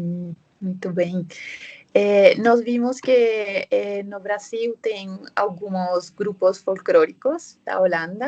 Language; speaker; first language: Portuguese; non-native, fluent; Spanish